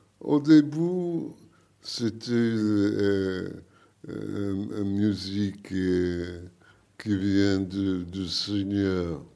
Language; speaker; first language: French; non-native, learner; English